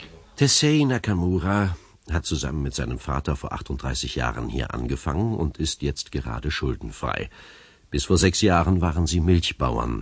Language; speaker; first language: German; native; German